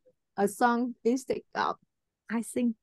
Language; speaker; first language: English; non-native, learner; Vietnamese